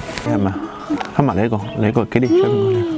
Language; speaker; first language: Chinese; native; Chinese